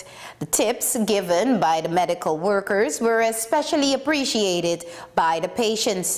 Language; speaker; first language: English; non-native, fluent; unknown